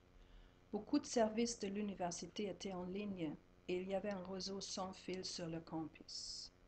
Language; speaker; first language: French; non-native, fluent; German